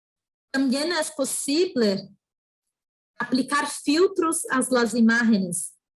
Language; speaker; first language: Spanish; non-native, fluent; Portuguese